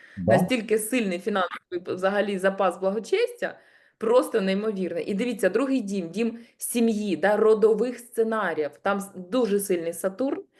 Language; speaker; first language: Ukrainian; non-native, local second language; Russian